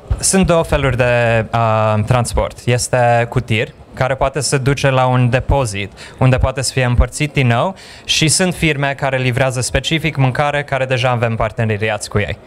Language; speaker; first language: Romanian; early bilingual, heritage; Romanian